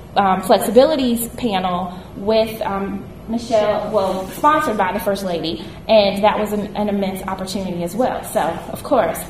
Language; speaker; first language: English; native; English